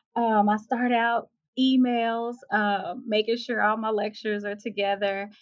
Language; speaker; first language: English; native; English